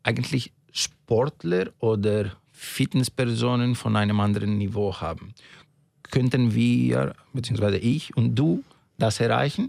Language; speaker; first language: German; non-native, fluent; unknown